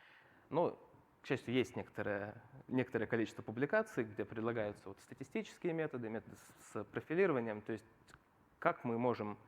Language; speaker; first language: Russian; native; Russian